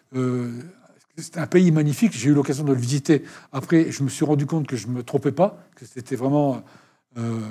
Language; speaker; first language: French; native; French